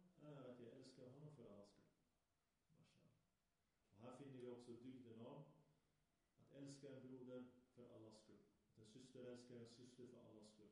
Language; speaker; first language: Swedish; early bilingual, other home language; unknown